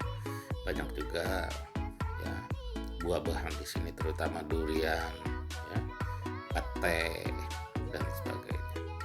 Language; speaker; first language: Indonesian; non-native, local second language; Minangkabau